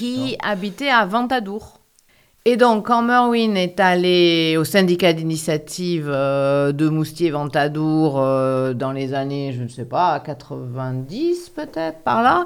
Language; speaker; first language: French; native; French